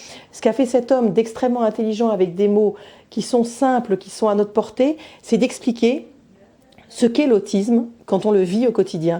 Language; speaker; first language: French; native; French